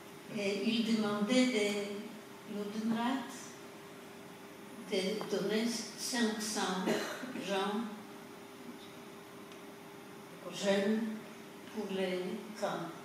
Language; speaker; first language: French; non-native, fluent; Polish